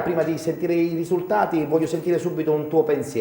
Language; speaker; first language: Italian; native; Italian